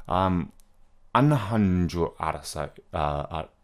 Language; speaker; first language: Korean; non-native, fluent; English